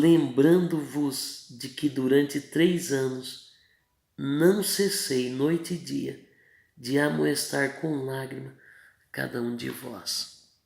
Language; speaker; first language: Portuguese; native; Portuguese